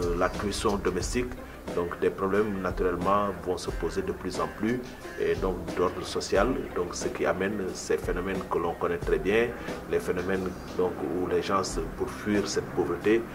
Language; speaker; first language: French; non-native, local second language; Wolof